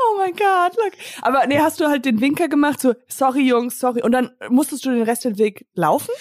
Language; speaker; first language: German; early bilingual, other home language; English